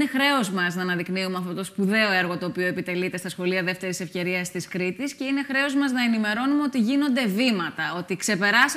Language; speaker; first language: Greek; native; Greek